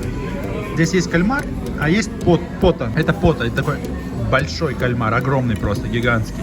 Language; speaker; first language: Russian; native; Russian